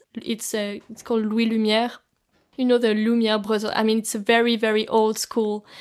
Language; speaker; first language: English; non-native, fluent; French